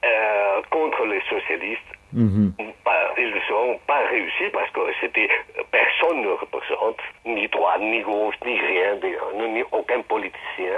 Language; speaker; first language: French; non-native, fluent; Spanish